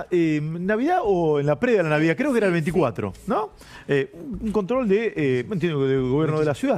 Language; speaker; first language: Spanish; native; Spanish